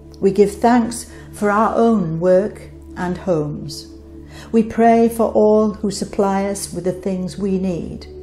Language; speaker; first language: English; native; English